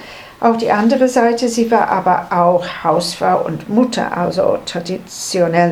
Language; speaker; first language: German; non-native, learner; English